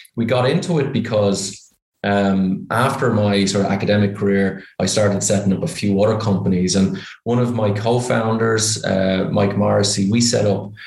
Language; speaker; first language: English; native; English